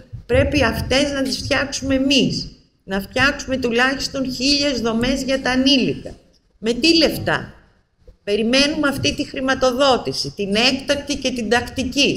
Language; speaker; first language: Greek; native; Greek